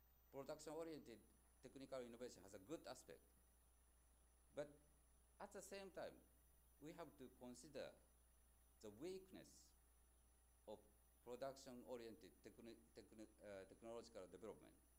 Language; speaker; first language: English; non-native, fluent; Japanese